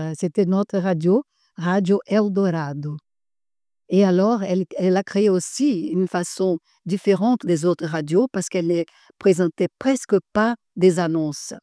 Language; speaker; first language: French; non-native, fluent; Portuguese